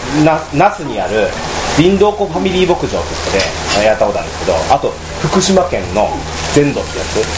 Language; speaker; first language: Japanese; native; Japanese